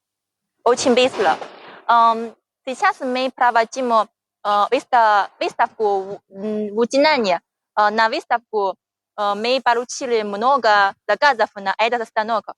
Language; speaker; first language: Russian; non-native, learner; Chinese